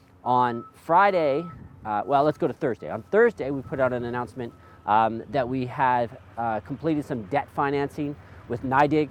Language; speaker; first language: English; native; English